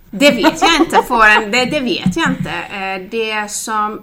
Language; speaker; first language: Swedish; non-native, fluent; Persian